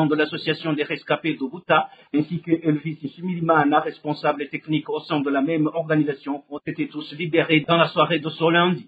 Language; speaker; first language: French; non-native, local second language; Rundi